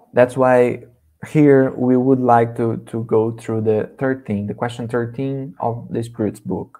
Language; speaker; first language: English; non-native, learner; Portuguese